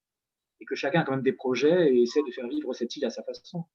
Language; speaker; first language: French; native; French